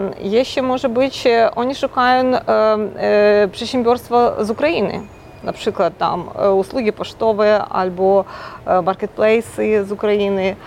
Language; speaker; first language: Polish; non-native, local second language; Ukrainian